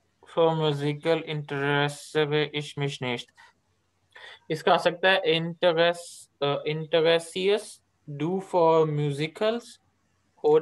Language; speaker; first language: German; non-native, learner; Urdu